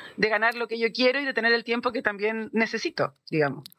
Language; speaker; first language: Spanish; native; Spanish